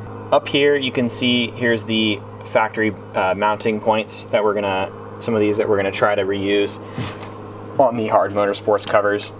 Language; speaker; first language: English; native; English